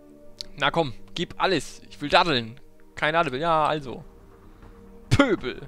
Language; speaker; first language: German; native; German